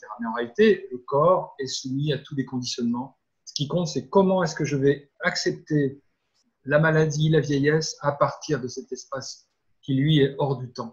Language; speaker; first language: French; native; French